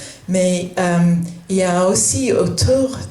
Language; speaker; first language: French; non-native, fluent; English